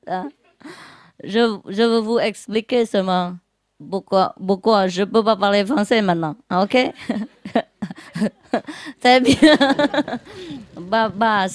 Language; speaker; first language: French; non-native, learner; Vietnamese